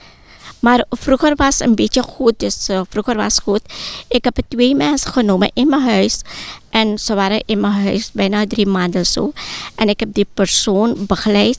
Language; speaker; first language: Dutch; non-native, local second language; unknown